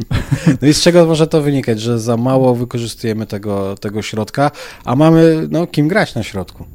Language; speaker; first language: Polish; native; Polish